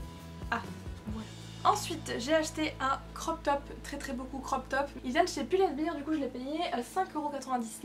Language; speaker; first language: French; native; French